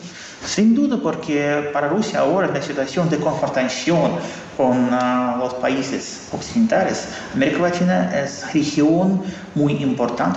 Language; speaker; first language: Spanish; non-native, fluent; Russian